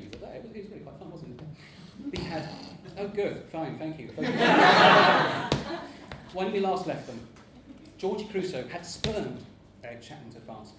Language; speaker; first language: English; native; English